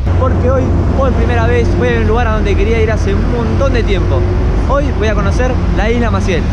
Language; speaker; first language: Spanish; native; Spanish